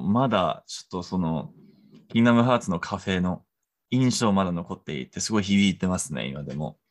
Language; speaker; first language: Japanese; non-native, fluent; Romanian